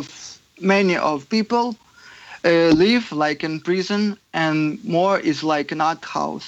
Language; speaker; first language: English; non-native, fluent; Ukrainian